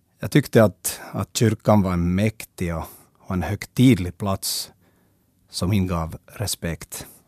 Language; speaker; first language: Swedish; native; Swedish